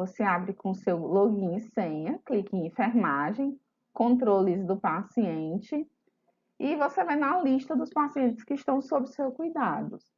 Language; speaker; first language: Portuguese; native; Portuguese